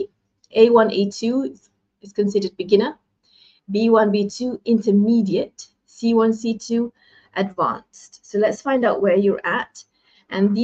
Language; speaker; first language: English; non-native, local second language; Malay